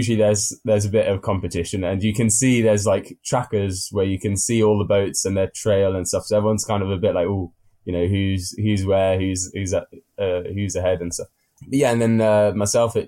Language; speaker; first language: English; native; English